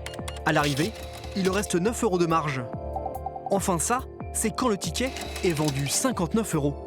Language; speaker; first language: French; native; French